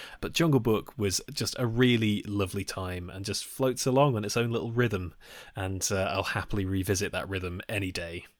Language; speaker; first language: English; native; English